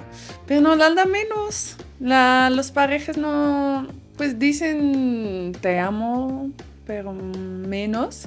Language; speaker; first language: Spanish; non-native, fluent; Dutch